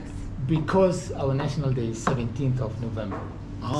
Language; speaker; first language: English; non-native, fluent; Arabic